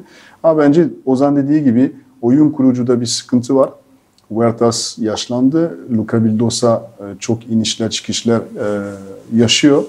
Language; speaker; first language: Turkish; non-native, fluent; French